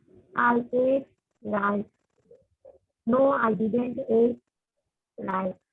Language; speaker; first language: English; non-native, learner; Bangla